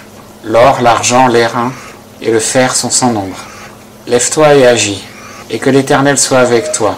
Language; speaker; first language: French; native; French